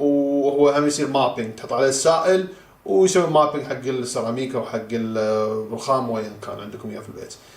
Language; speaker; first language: Arabic; native; Arabic